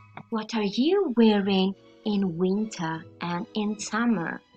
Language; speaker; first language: English; non-native, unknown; Italian